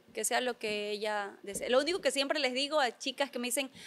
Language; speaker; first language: Spanish; native; Spanish